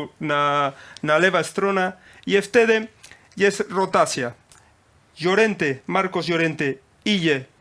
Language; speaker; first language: Polish; non-native, learner; Spanish